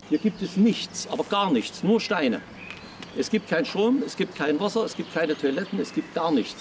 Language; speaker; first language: German; native; German